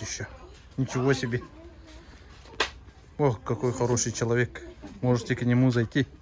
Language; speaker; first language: Russian; non-native, local second language; Yakut